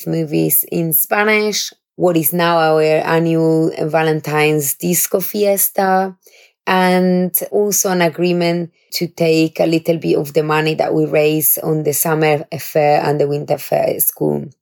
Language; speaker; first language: English; non-native, fluent; Spanish